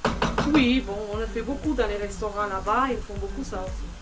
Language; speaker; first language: French; non-native, fluent; Portuguese